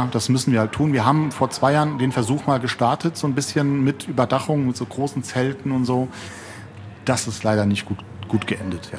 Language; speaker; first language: German; native; German